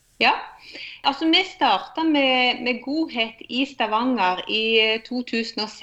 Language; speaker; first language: Norwegian; native; Norwegian